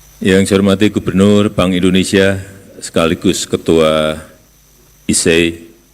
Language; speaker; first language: Indonesian; non-native, local second language; Javanese